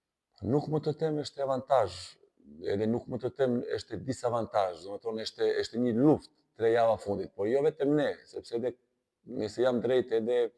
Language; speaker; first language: Albanian; non-native, fluent; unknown